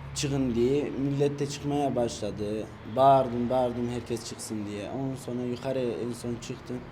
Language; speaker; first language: Turkish; non-native, fluent; Arabic